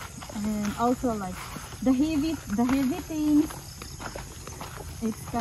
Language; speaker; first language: English; non-native, local second language; Cebuano